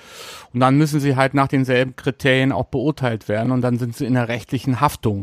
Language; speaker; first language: German; native; German